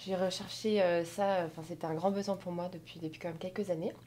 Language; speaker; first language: French; native; French